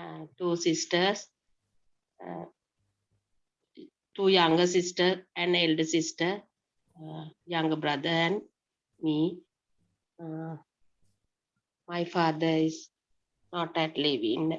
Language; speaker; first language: English; non-native, learner; Sinhala